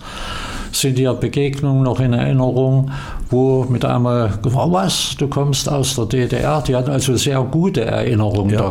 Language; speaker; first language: German; native; German